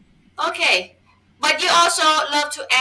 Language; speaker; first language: English; non-native, fluent; Thai